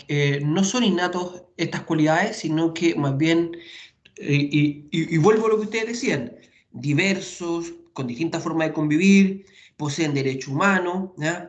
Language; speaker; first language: Spanish; native; Spanish